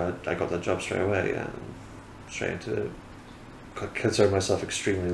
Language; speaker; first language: English; native; English